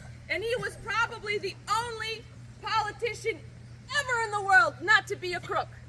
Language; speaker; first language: English; early bilingual, other home language; Ukrainian